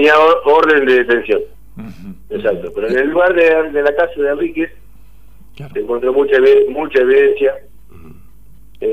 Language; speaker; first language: Spanish; native; Spanish